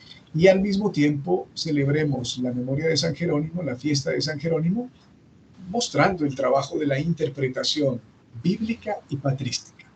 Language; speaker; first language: Spanish; native; Spanish